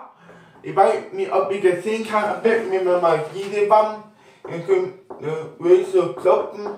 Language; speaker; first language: German; non-native, local second language; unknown